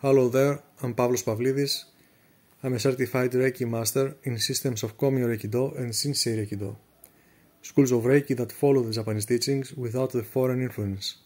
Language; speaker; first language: English; non-native, fluent; Greek